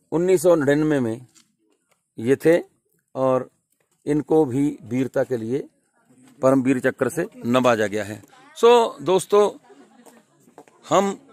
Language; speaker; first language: Hindi; non-native, local second language; Punjabi